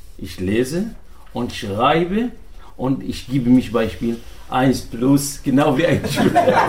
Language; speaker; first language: German; non-native, learner; Arabic